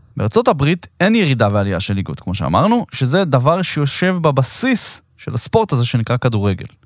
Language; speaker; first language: Hebrew; native; Hebrew